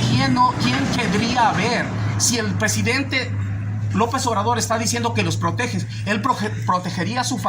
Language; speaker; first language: Spanish; native; Spanish